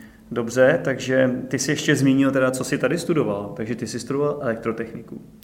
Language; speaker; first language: Czech; native; Czech